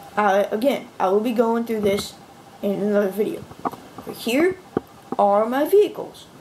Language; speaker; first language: English; native; English